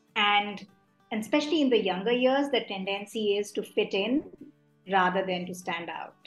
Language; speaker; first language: English; non-native, local second language; Hindi